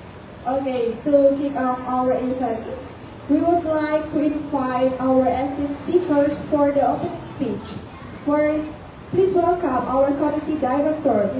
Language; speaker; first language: English; non-native, fluent; Indonesian